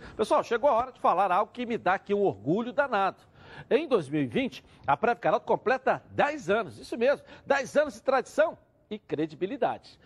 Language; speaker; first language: Portuguese; native; Portuguese